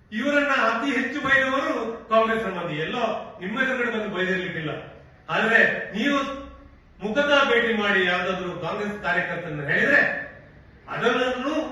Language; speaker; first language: Kannada; non-native, local second language; Tulu